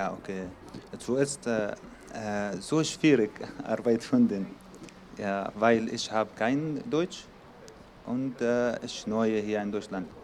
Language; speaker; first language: German; non-native, learner; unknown